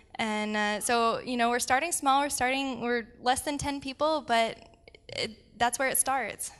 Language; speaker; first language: English; native; English